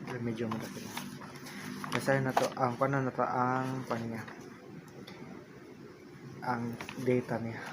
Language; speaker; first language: Filipino; non-native, local second language; Cebuano